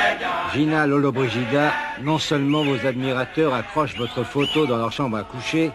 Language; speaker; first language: French; native; French